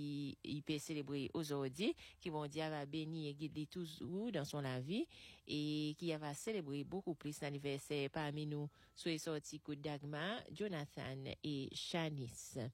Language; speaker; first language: French; non-native, local second language; Seselwa Creole French